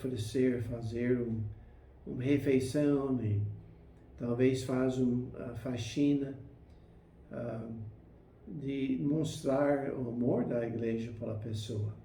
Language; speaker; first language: Portuguese; non-native, fluent; English